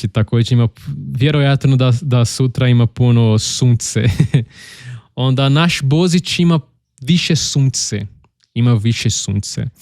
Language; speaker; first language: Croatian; non-native, learner; Portuguese